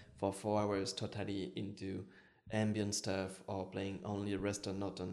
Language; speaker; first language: English; non-native, fluent; French